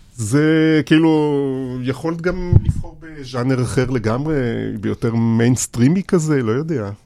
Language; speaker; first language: Hebrew; native; Hebrew